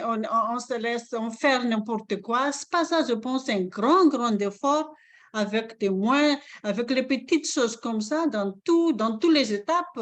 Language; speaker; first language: French; non-native, local second language; Malagasy